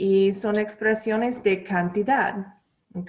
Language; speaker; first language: Spanish; non-native, fluent; English